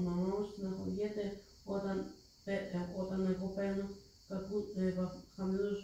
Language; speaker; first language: Greek; early bilingual, other home language; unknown